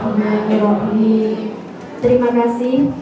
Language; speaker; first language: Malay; non-native, local second language; Javanese